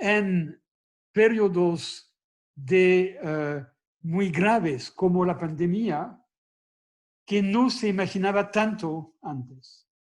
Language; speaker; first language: Spanish; non-native, fluent; French